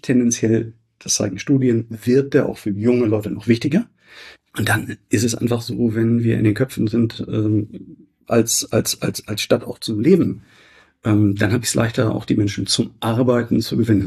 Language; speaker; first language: German; native; German